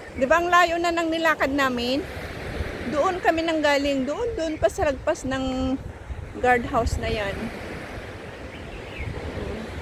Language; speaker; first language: Filipino; native; Filipino